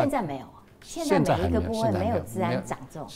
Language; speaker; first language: Chinese; native; Chinese